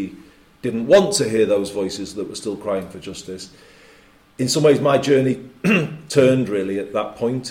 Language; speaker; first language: English; native; English